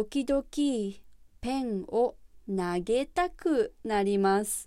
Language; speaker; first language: Japanese; native; Japanese